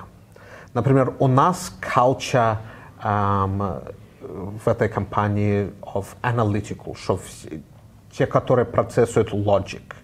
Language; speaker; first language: Russian; early bilingual, heritage; Russian